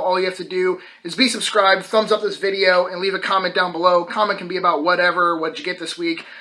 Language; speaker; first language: English; native; English